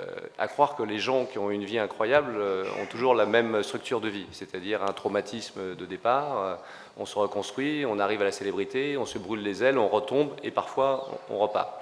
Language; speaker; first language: French; native; French